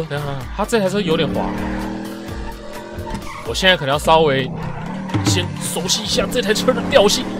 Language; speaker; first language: Chinese; native; Chinese